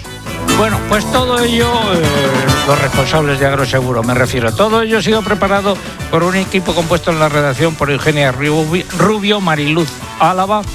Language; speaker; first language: Spanish; native; Spanish